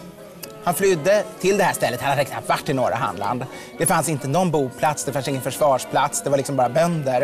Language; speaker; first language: Swedish; native; Swedish